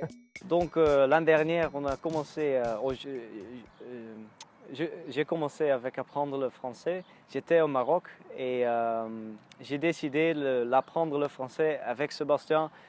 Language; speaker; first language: French; non-native, learner; Dutch